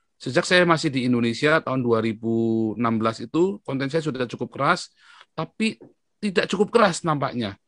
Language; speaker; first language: Indonesian; native; Indonesian